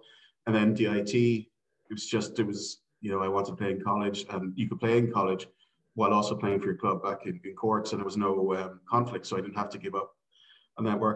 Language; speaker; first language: English; native; English